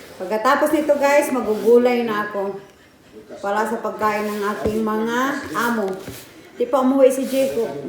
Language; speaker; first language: Filipino; non-native, local second language; Cebuano